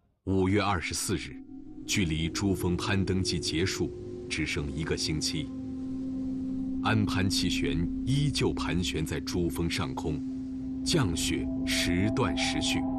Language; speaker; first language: Chinese; native; Chinese